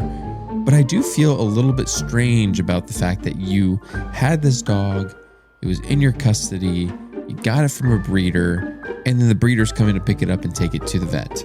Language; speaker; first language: English; native; English